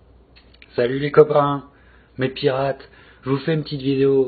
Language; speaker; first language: French; native; French